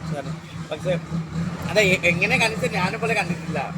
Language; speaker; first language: Malayalam; non-native, learner; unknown